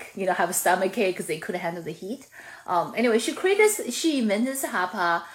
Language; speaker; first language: English; non-native, fluent; Chinese